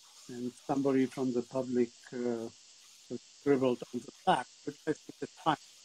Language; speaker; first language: English; non-native, fluent; Spanish